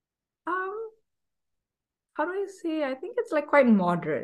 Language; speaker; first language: English; non-native, local second language; Tamil